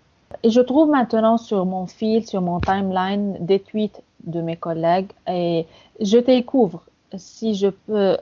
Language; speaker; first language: French; non-native, fluent; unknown